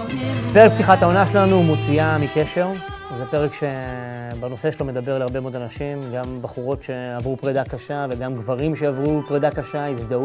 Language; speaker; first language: Hebrew; native; Hebrew